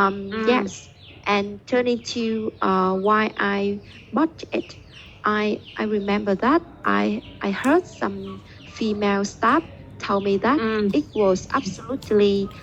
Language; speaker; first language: English; non-native, learner; Vietnamese